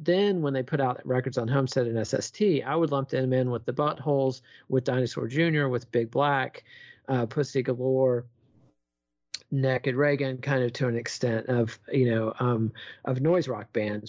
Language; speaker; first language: English; native; English